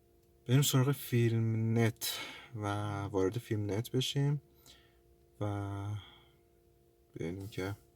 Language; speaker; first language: Persian; native; Persian